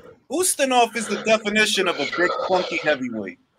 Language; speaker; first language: English; native; English